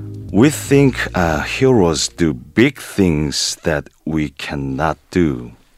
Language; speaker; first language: English; non-native, fluent; Korean